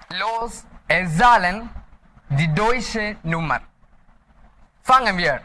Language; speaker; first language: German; non-native, learner; Malayalam